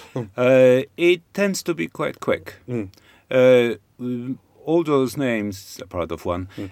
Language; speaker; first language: English; non-native, fluent; Polish